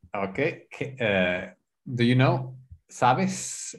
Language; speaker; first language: English; non-native, fluent; Spanish